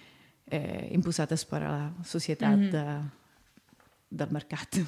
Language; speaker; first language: Catalan; non-native, fluent; Italian